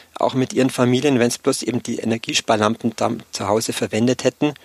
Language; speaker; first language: German; native; German